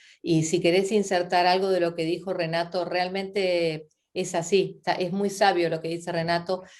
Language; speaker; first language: Spanish; native; Spanish